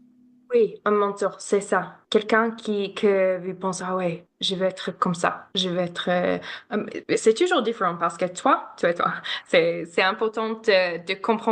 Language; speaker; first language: French; non-native, learner; English